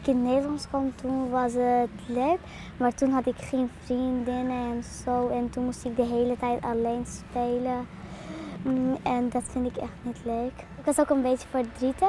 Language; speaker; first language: Dutch; early bilingual, other home language; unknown